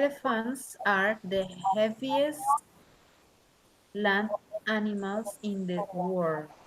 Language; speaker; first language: English; non-native, learner; Spanish